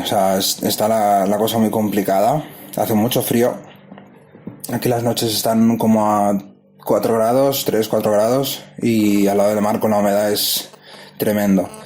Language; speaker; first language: Spanish; native; Spanish